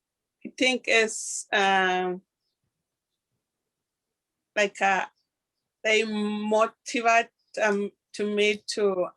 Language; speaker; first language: English; non-native, learner; Spanish